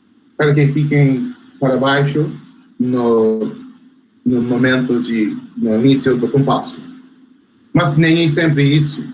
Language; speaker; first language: Portuguese; non-native, fluent; English